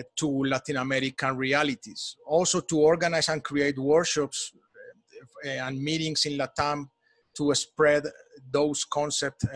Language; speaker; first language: English; non-native, fluent; Spanish